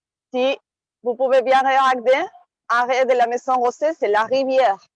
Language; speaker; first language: French; non-native, fluent; Spanish